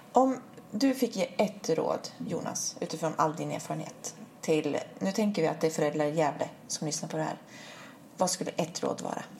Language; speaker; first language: Swedish; native; Swedish